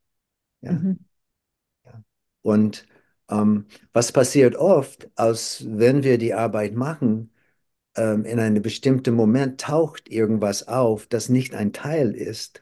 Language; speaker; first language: German; non-native, fluent; English